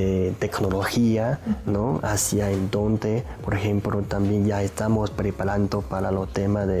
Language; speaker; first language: Spanish; non-native, learner; Chinese